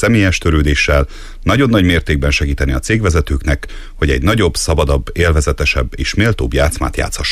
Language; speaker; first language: Hungarian; native; Hungarian